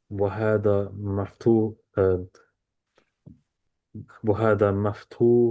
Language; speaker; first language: Arabic; non-native, learner; English